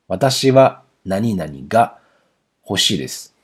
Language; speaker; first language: Japanese; non-native, fluent; Chinese